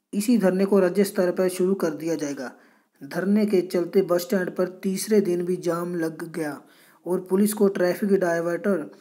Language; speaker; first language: Hindi; non-native, local second language; Punjabi